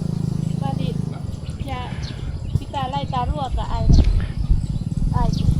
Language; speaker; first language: Finnish; non-native, learner; Thai